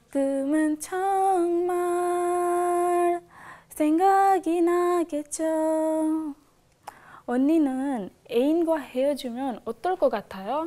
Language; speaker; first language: Korean; non-native, fluent; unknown